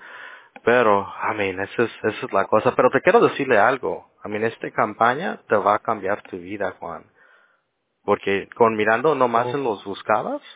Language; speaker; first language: Spanish; early bilingual, heritage; Spanish